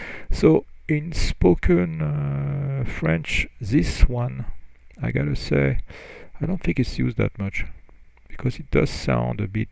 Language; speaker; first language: English; non-native, fluent; French